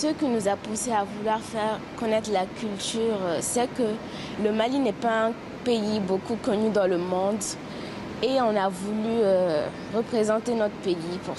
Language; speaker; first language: French; non-native, local second language; Bambara